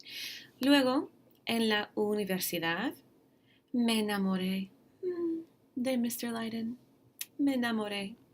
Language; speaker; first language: Spanish; non-native, fluent; English